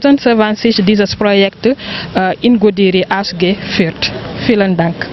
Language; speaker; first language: German; non-native, fluent; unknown